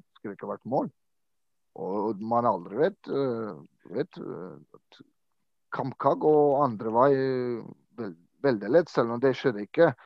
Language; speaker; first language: Norwegian; non-native, fluent; Croatian